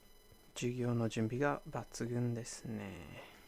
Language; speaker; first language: Japanese; non-native, fluent; English